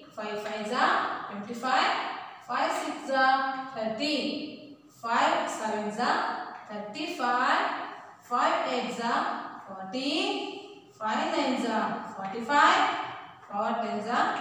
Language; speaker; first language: English; non-native, local second language; Kannada